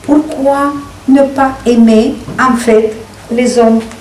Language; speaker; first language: French; non-native, fluent; Romanian